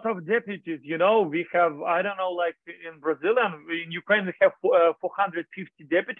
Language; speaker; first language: English; non-native, learner; Ukrainian